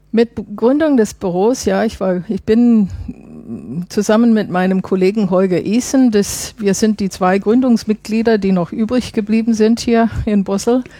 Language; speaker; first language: German; non-native, fluent; English